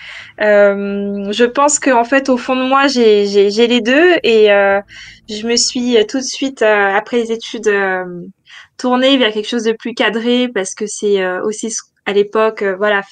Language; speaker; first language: French; native; French